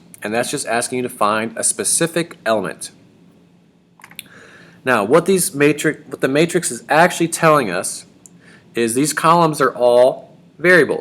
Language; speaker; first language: English; native; English